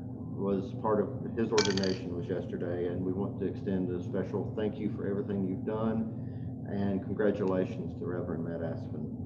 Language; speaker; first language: English; native; English